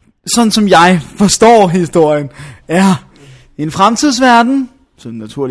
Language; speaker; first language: Danish; native; Danish